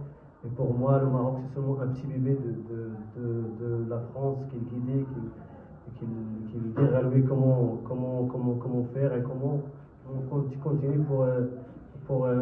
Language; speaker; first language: French; non-native, learner; Arabic